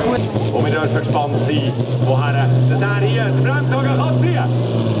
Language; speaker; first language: German; native; German